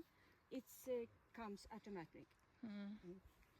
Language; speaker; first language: English; non-native, learner; Swedish